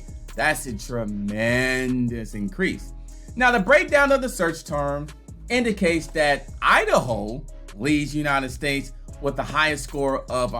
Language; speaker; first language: English; native; English